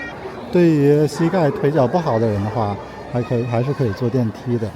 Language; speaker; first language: Chinese; native; Chinese